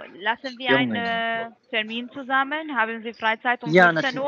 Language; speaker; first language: German; non-native, learner; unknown